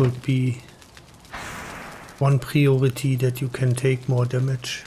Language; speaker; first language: English; non-native, learner; German